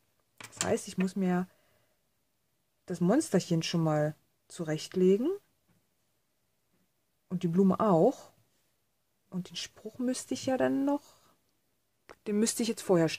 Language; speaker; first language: German; native; German